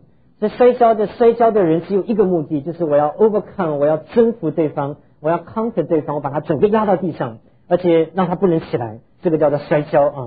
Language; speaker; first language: Chinese; native; Chinese